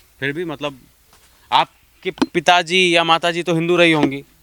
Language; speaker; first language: Hindi; native; Hindi